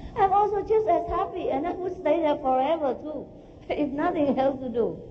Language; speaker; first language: English; non-native, fluent; Vietnamese